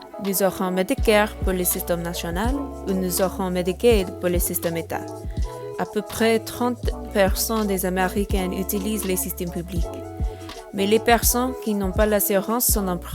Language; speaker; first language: French; non-native, learner; English